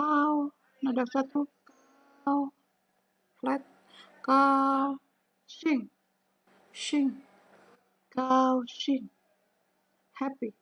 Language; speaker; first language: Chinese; non-native, learner; Indonesian